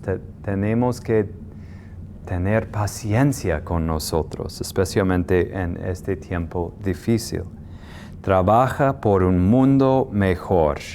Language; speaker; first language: Spanish; non-native, fluent; English